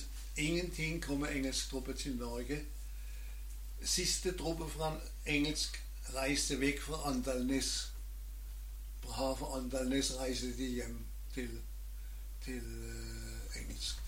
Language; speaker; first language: Norwegian; non-native, learner; German